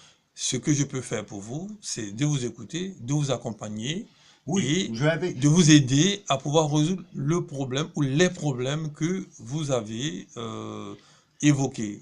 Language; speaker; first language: French; native; French